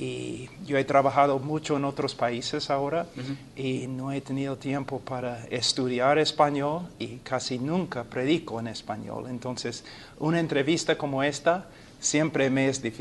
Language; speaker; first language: Spanish; non-native, fluent; English